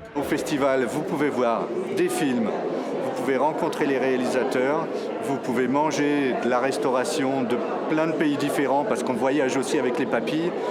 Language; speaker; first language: French; native; French